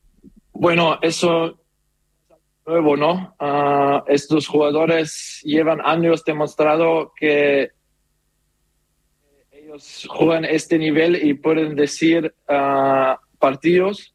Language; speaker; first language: Spanish; non-native, learner; German